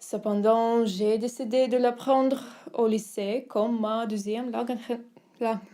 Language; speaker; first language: French; non-native, learner; Russian